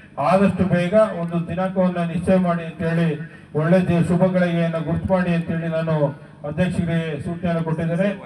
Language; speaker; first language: Kannada; native; Kannada